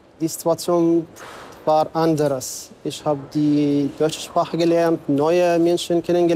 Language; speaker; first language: German; non-native, learner; Arabic